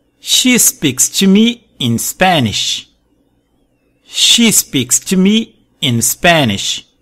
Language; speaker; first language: English; non-native, fluent; Portuguese